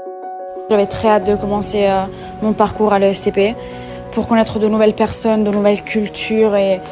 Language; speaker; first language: French; non-native, fluent; Italian